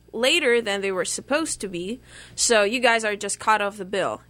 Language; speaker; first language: English; non-native, fluent; Russian